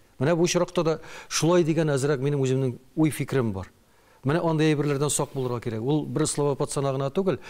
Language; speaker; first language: Tatar; native; Tatar